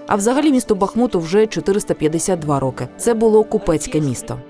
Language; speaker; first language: Ukrainian; native; Ukrainian